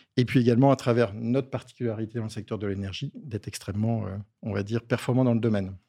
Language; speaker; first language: French; native; French